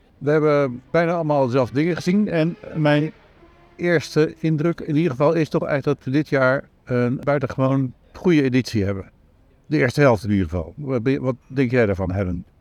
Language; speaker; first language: Dutch; native; Dutch